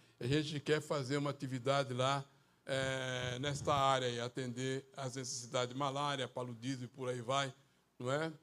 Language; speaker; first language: Portuguese; native; Portuguese